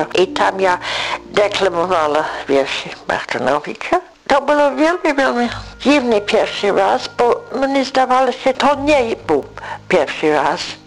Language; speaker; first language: Ukrainian; early bilingual, heritage; English